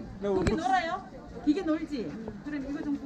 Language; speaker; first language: Korean; non-native, learner; Filipino